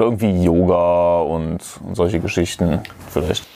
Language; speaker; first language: German; native; German